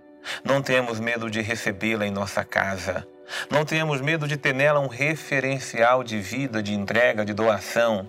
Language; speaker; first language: Portuguese; native; Portuguese